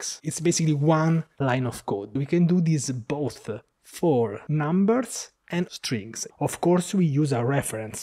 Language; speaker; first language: English; non-native, fluent; Italian